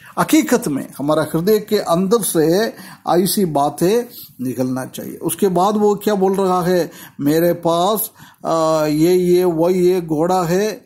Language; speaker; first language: Hindi; non-native, local second language; Malayalam